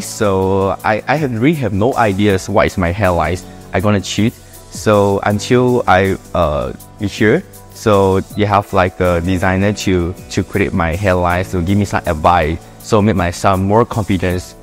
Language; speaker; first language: English; non-native, local second language; Chinese